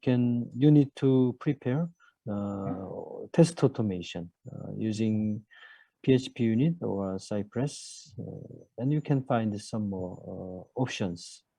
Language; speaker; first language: English; non-native, fluent; Korean